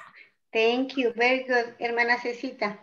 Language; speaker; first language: English; non-native, fluent; Spanish